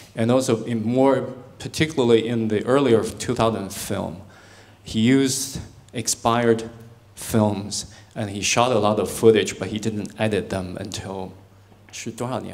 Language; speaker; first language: English; non-native, fluent; Chinese